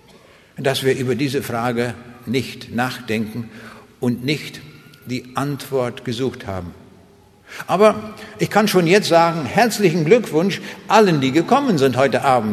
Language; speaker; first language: German; native; German